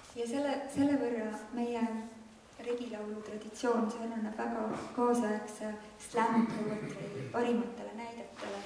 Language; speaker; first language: Estonian; native; Estonian